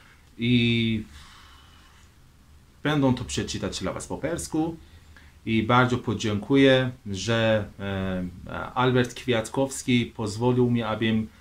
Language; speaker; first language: Polish; non-native, fluent; Persian